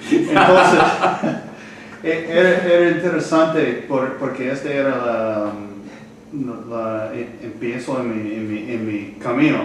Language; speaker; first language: Spanish; non-native, learner; English